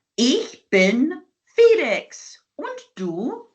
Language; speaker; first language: German; non-native, fluent; English